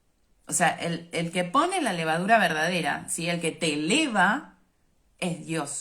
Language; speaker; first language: Spanish; native; Spanish